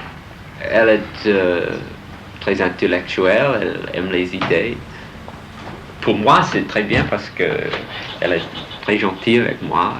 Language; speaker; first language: French; non-native, learner; English